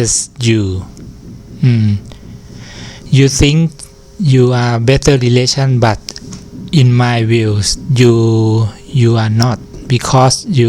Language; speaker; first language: English; non-native, learner; Thai